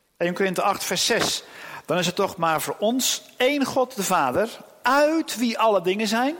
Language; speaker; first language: Dutch; native; Dutch